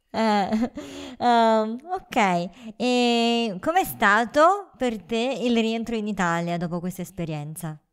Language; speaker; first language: Italian; native; Italian